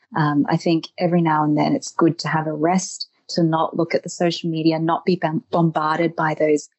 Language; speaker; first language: English; native; English